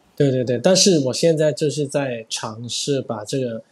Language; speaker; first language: Chinese; non-native, fluent; Cantonese